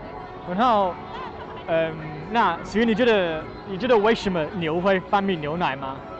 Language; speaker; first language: Chinese; non-native, learner; English